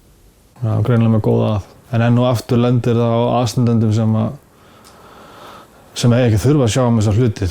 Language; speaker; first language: Icelandic; native; Icelandic